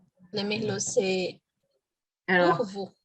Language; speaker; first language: French; non-native, learner; Portuguese